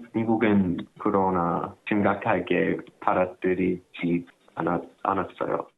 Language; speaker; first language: Korean; non-native, learner; English